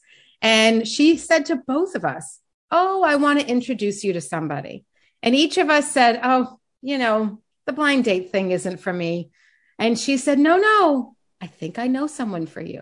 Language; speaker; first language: English; native; English